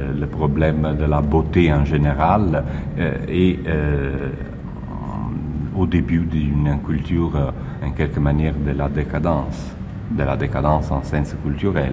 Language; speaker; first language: French; non-native, fluent; Italian